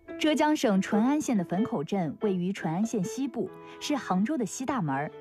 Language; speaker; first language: Chinese; native; Chinese